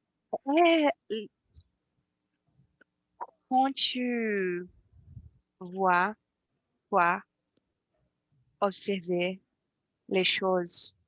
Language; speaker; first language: French; non-native, learner; Portuguese